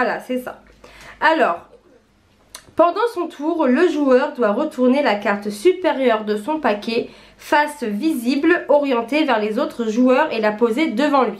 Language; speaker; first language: French; native; French